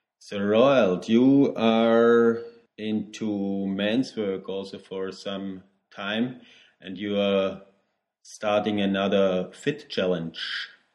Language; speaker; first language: English; non-native, learner; German